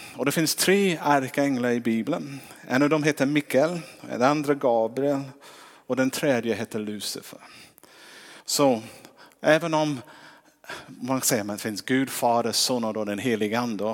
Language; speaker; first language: Swedish; non-native, fluent; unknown